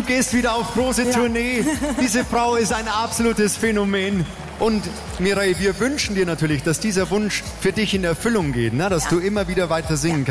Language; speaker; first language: German; native; German